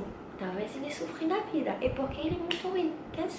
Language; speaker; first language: Portuguese; non-native, learner; French